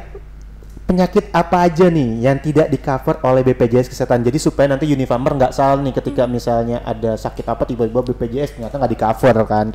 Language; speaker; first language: Indonesian; native; Indonesian